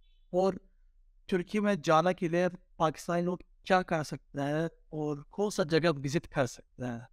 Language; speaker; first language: Hindi; non-native, fluent; Turkish